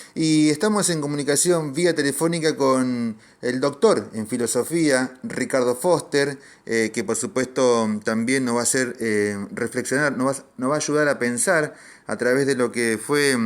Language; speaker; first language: Spanish; native; Spanish